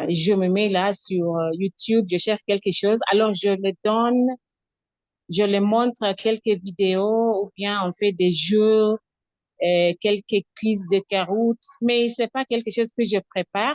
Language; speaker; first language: French; non-native, fluent; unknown